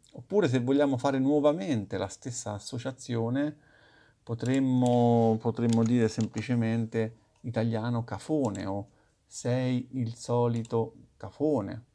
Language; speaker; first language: Italian; native; Italian